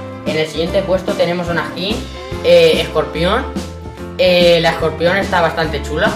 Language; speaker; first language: Spanish; native; Spanish